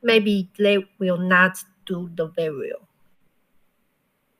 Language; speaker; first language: English; non-native, learner; Chinese